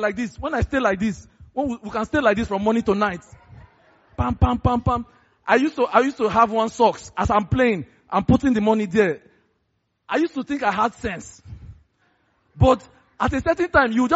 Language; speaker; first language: English; non-native, local second language; Yoruba